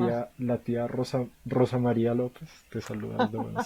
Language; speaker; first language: Spanish; native; Spanish